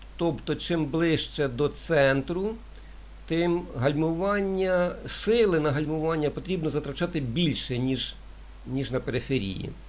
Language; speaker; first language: Ukrainian; non-native, local second language; Russian